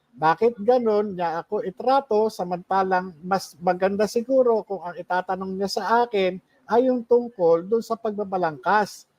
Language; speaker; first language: Filipino; native; Filipino